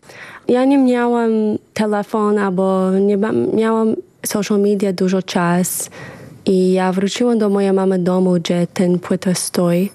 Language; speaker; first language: Polish; early bilingual, heritage; English